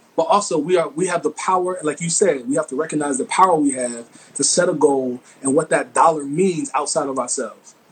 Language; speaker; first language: English; native; English